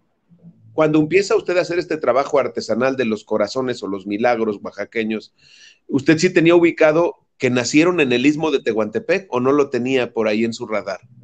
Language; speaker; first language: Spanish; native; Spanish